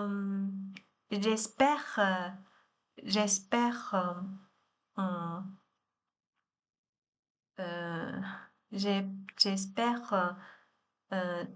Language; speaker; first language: French; non-native, learner; Chinese